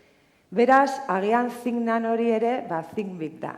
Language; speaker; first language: Basque; native; Basque